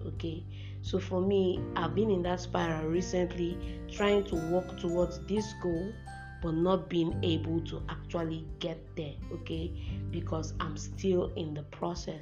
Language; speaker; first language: English; non-native, local second language; Igbo